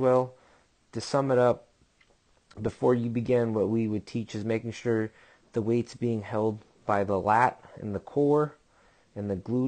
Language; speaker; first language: English; native; English